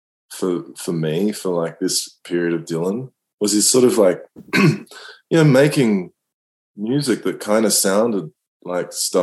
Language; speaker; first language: English; native; English